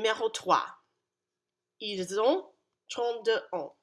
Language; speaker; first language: French; non-native, fluent; English